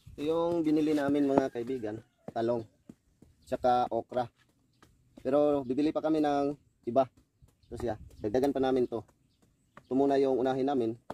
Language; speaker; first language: Filipino; non-native, local second language; Cebuano